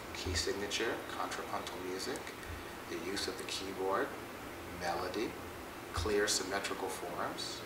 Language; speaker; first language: English; native; English